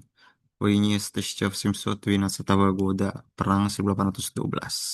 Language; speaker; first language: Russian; non-native, learner; Indonesian